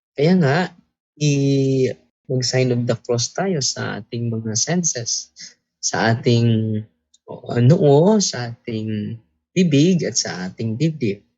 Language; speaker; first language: Filipino; non-native, local second language; Cebuano